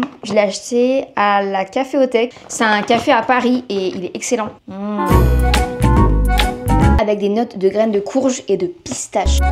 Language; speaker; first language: French; native; French